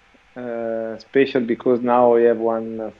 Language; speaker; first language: English; non-native, learner; Italian